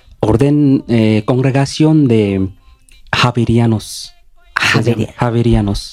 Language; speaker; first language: Spanish; non-native, learner; Bangla